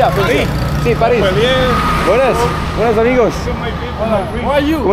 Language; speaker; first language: Spanish; non-native, learner; French